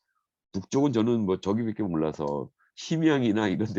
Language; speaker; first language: Korean; native; Korean